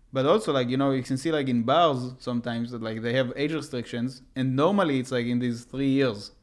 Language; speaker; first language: English; non-native, fluent; Hebrew